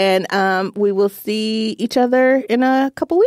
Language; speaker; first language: English; native; English